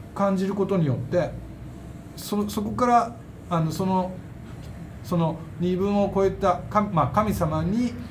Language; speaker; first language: Japanese; native; Japanese